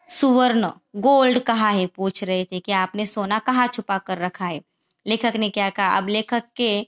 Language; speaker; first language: Hindi; non-native, local second language; Marathi